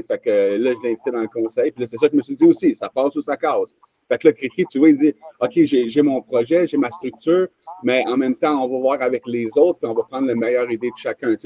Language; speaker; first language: French; native; French